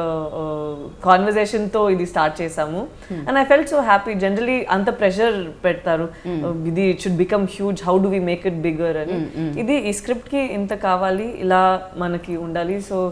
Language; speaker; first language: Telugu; non-native, local second language; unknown